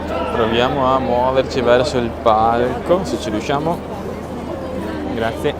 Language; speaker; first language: Italian; native; Italian